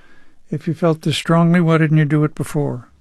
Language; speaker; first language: English; native; English